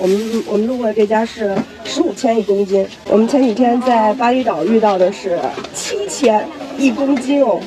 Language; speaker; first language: Chinese; native; Chinese